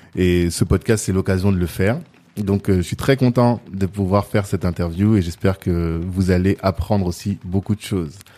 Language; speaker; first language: French; early bilingual, other home language; Sango